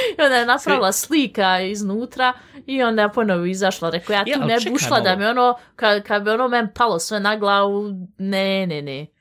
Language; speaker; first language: Bosnian; early bilingual, heritage; Bosnian